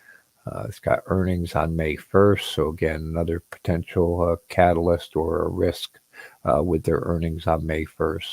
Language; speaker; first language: English; native; English